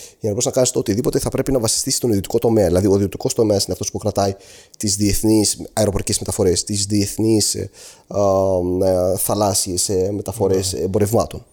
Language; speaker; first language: Greek; non-native, fluent; Arabic